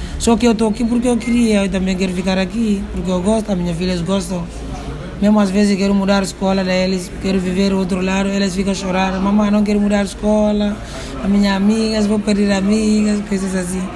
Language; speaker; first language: Portuguese; non-native, learner; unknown